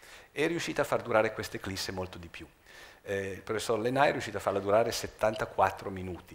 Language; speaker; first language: Italian; native; Italian